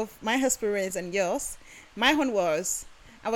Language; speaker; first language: English; non-native, local second language; Yoruba